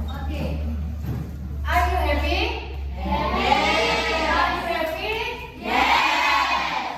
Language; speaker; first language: English; non-native, learner; Indonesian